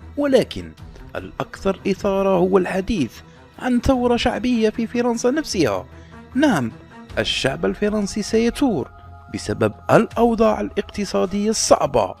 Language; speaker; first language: Arabic; native; Arabic